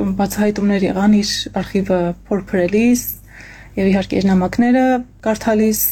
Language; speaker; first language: Armenian; native; Armenian